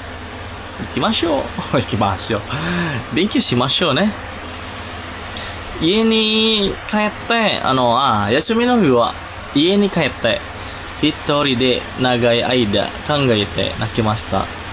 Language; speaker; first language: Japanese; non-native, learner; Indonesian